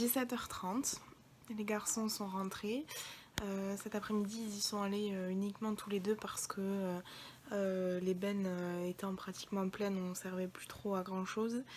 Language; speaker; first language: French; native; French